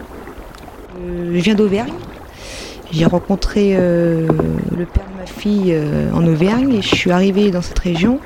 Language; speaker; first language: French; native; French